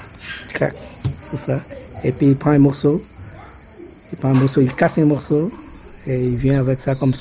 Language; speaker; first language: French; non-native, local second language; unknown